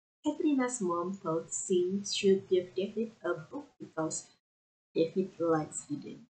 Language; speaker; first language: English; non-native, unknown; Indonesian